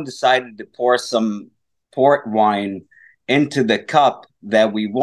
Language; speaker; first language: English; non-native, fluent; Portuguese